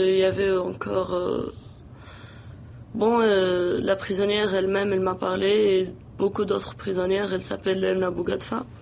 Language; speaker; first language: French; non-native, local second language; Arabic